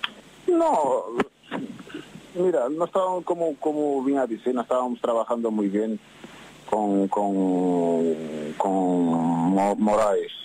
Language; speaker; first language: Spanish; non-native, learner; Portuguese